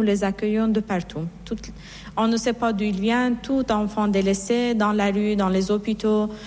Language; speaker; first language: French; non-native, fluent; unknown